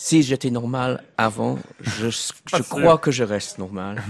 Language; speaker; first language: French; non-native, fluent; English